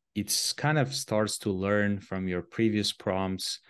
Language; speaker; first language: English; non-native, fluent; Armenian